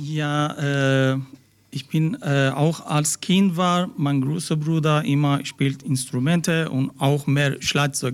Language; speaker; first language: German; non-native, learner; Persian